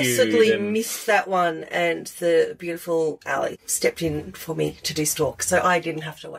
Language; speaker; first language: English; native; English